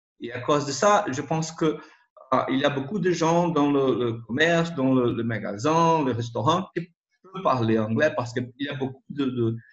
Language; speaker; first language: French; non-native, learner; Portuguese